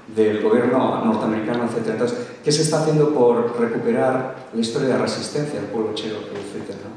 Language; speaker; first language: Spanish; native; Spanish